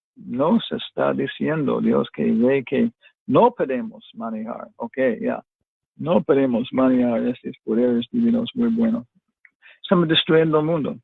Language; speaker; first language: Spanish; non-native, fluent; English